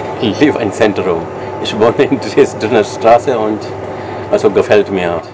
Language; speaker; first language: German; non-native, learner; Hindi